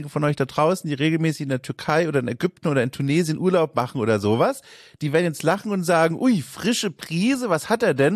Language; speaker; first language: German; native; German